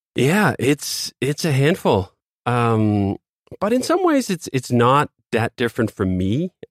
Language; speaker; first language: English; non-native, fluent; Danish